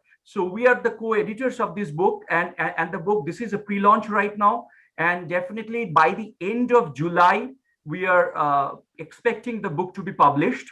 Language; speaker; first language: English; non-native, local second language; Bangla